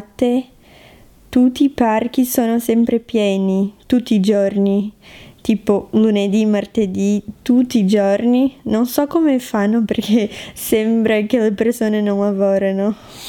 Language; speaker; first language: Italian; non-native, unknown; Portuguese